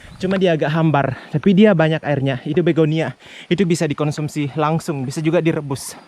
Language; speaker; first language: Indonesian; non-native, local second language; Buginese